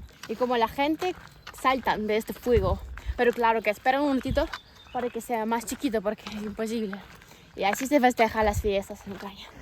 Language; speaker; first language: Spanish; non-native, fluent; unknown